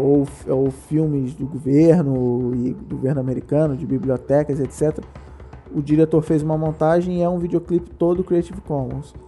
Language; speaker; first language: Portuguese; native; Portuguese